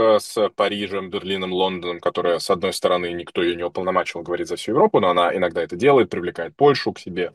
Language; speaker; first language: Russian; native; Russian